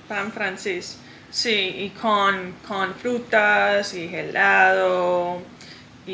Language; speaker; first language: Spanish; non-native, learner; English